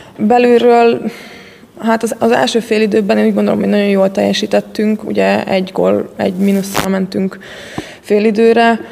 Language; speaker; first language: Hungarian; native; Hungarian